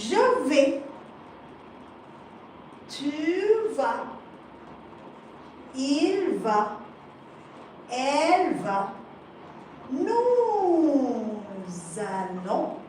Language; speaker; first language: French; non-native, fluent; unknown